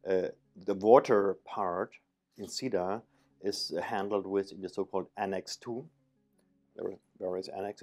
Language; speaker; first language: English; non-native, fluent; German